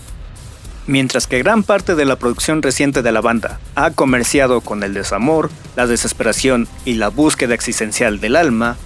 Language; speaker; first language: Spanish; native; Spanish